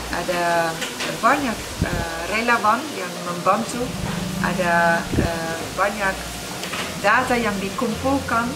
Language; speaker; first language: Indonesian; non-native, fluent; Dutch